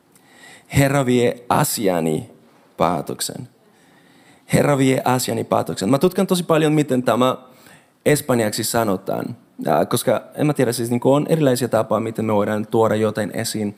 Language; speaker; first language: Finnish; non-native, fluent; Spanish